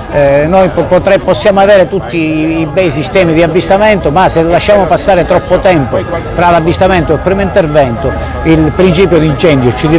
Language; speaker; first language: Italian; native; Italian